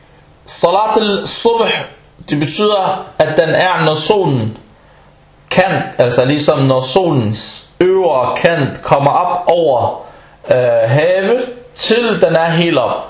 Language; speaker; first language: Danish; non-native, fluent; Arabic